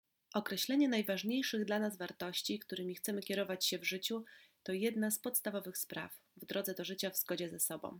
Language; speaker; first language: Polish; native; Polish